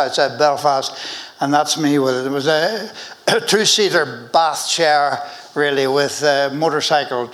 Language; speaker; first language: English; native; English